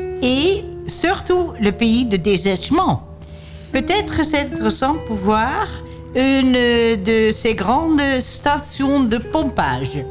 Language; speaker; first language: French; non-native, learner; Dutch